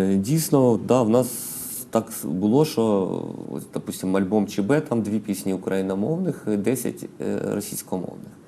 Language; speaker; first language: Ukrainian; non-native, local second language; Russian